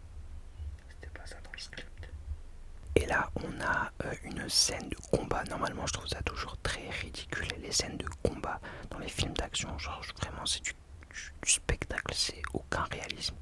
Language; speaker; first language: French; native; French